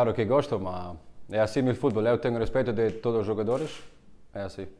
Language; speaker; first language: Portuguese; non-native, learner; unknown